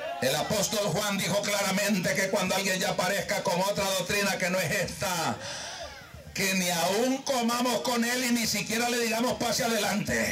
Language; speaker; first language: Spanish; native; Spanish